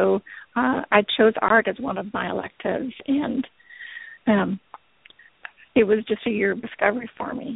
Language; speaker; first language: English; native; English